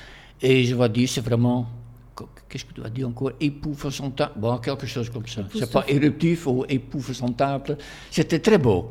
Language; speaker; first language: French; non-native, fluent; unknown